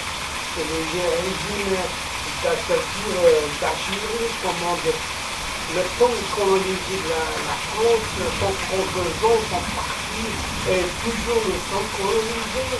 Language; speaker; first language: French; non-native, local second language; Arabic